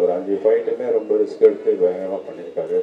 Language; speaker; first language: Tamil; native; Tamil